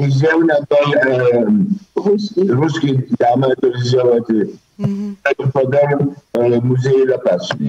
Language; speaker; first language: Russian; early bilingual, heritage; Russian